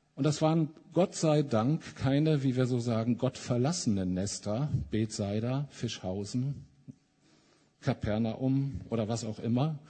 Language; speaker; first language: German; native; German